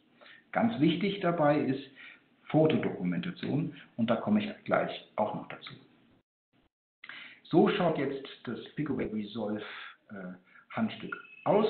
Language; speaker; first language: German; native; German